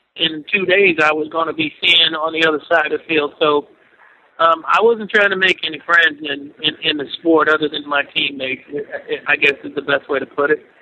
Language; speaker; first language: English; native; English